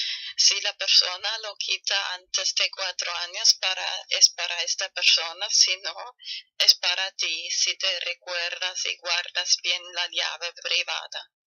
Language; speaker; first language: Spanish; non-native, fluent; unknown